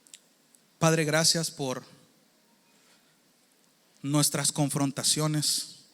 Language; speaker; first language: Spanish; native; Spanish